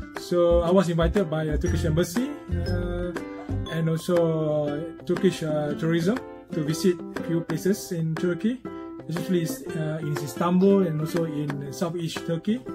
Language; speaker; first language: English; non-native, local second language; Malay